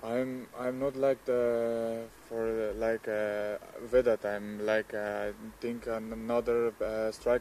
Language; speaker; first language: English; non-native, learner; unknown